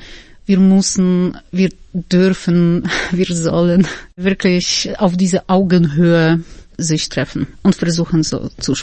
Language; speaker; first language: German; non-native, fluent; Polish